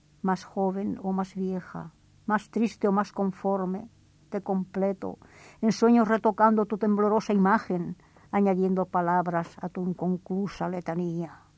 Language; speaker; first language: Spanish; native; Spanish